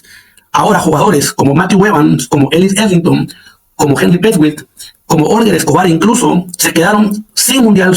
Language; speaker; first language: Spanish; native; Spanish